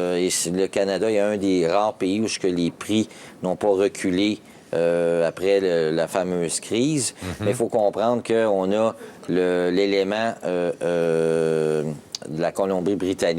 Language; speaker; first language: French; native; French